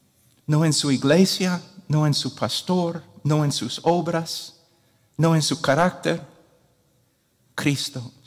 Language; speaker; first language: Spanish; non-native, fluent; English